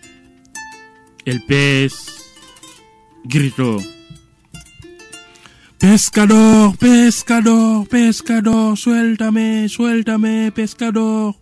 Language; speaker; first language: Spanish; non-native, fluent; Wolof